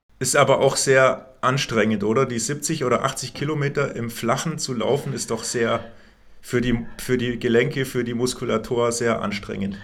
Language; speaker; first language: German; native; German